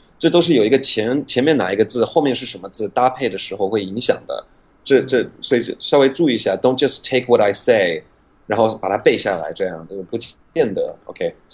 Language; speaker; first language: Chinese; non-native, fluent; English